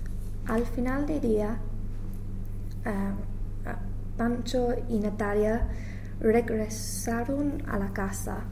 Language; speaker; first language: Spanish; non-native, learner; English